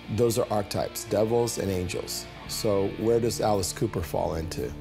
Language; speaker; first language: English; native; English